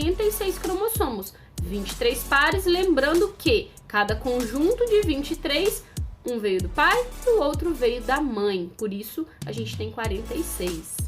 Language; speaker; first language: Portuguese; native; Portuguese